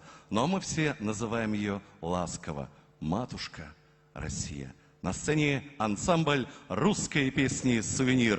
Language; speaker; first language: Russian; native; Russian